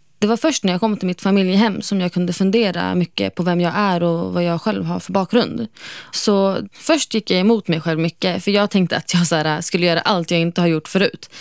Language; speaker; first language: Swedish; non-native, fluent; Arabic